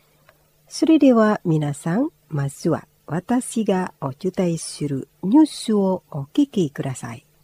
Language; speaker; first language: Japanese; non-native, fluent; Indonesian